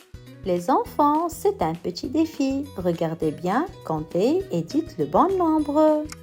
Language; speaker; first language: French; non-native, local second language; Arabic